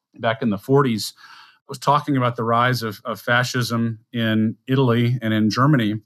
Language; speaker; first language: English; native; English